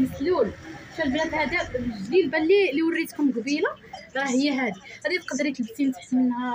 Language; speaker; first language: Arabic; native; Arabic